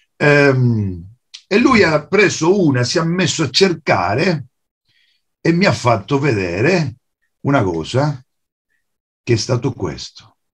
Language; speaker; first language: Italian; non-native, fluent; Spanish